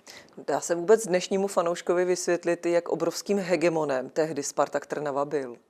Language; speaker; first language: Czech; native; Czech